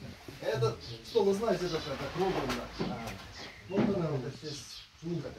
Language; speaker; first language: Russian; non-native, learner; Kyrgyz